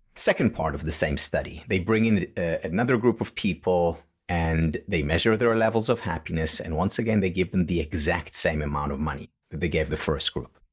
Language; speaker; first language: English; non-native, fluent; Hebrew